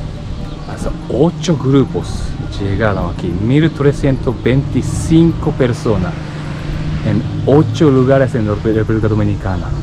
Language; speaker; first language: Spanish; non-native, learner; Japanese